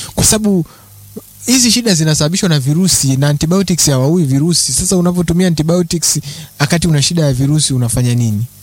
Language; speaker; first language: Swahili; native; Swahili